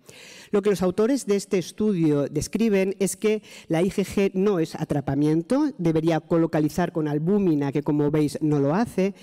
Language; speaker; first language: Spanish; native; Spanish